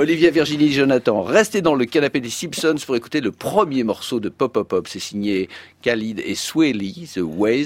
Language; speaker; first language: French; native; French